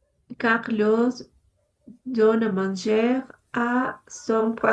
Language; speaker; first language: French; non-native, learner; Spanish